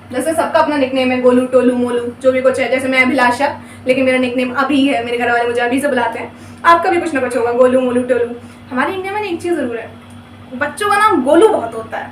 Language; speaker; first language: Hindi; native; Hindi